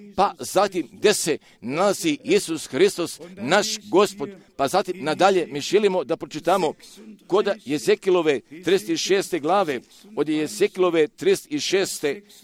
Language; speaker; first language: Croatian; non-native, fluent; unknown